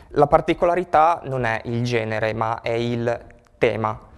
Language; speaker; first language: Italian; native; Italian